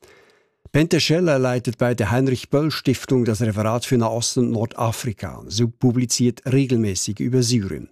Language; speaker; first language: German; native; German